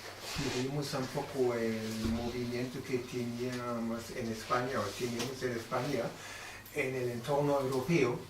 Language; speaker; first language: Spanish; non-native, fluent; German